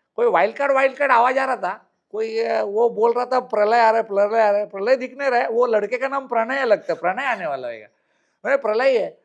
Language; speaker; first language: Hindi; non-native, local second language; Marathi